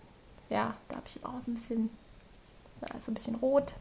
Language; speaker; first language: German; native; German